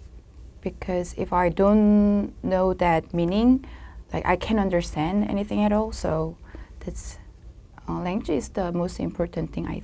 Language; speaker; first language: English; non-native, learner; Korean